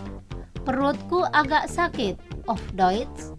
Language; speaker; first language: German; non-native, fluent; Indonesian